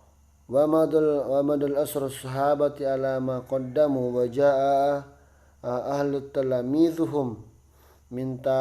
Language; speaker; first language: Arabic; non-native, fluent; Indonesian